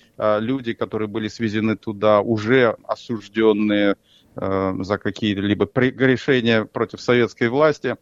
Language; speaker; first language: Russian; native; Russian